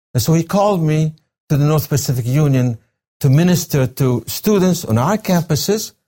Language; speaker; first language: English; non-native, fluent; Arabic